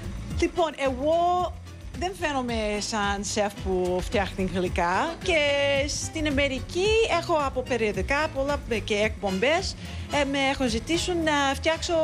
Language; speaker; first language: Greek; early bilingual, heritage; Greek